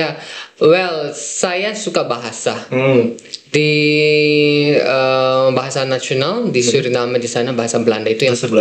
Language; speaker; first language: Indonesian; non-native, fluent; Dutch